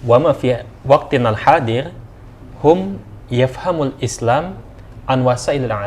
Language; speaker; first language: Arabic; non-native, learner; Indonesian